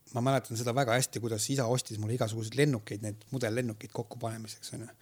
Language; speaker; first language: Estonian; native; Estonian